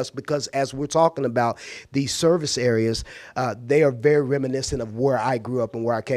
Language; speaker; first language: English; native; English